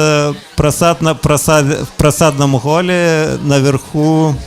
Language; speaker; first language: Russian; non-native, local second language; Lithuanian